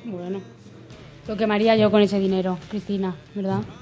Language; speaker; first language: Spanish; native; Spanish